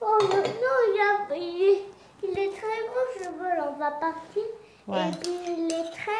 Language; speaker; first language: French; early bilingual, other home language; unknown